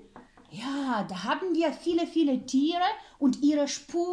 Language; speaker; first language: German; non-native, fluent; Ukrainian